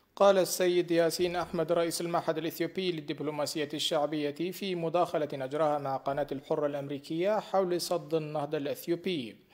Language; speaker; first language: Arabic; non-native, fluent; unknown